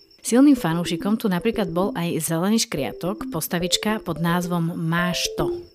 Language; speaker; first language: Slovak; native; Slovak